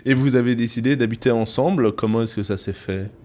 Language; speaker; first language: French; native; French